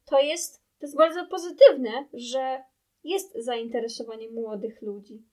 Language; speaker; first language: Polish; early bilingual, heritage; Polish